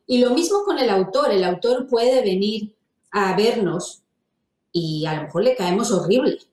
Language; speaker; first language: Spanish; native; Spanish